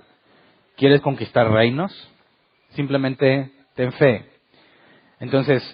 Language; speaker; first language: Spanish; native; Spanish